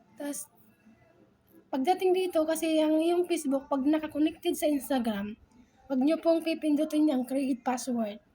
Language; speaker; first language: Filipino; non-native, local second language; Waray